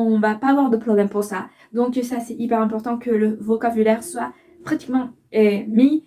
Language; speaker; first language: French; non-native, fluent; Spanish